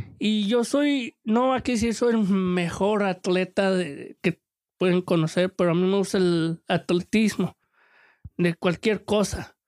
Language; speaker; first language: Spanish; early bilingual, heritage; Spanish